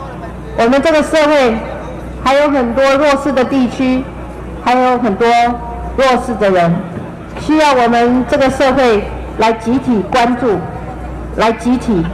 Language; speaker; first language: Chinese; native; Chinese